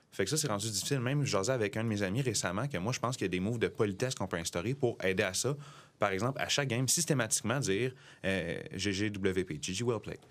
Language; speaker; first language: French; native; French